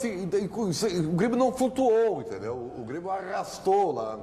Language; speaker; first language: Portuguese; native; Portuguese